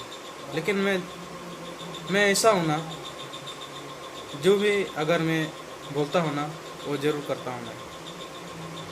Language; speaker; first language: Hindi; non-native, local second language; Santali